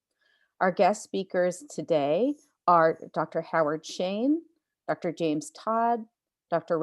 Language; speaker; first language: English; native; English